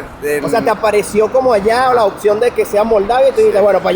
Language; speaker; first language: Spanish; native; Spanish